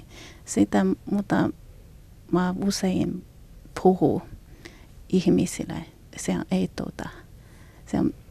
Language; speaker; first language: Finnish; non-native, learner; Chinese